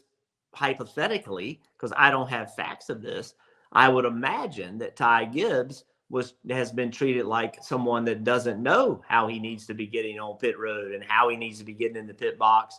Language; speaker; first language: English; native; English